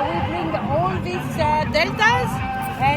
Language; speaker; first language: English; non-native, learner; French